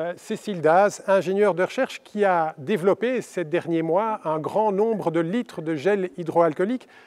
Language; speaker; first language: French; native; French